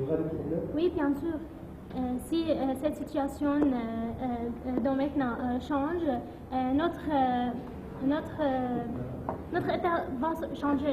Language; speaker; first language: French; non-native, learner; Arabic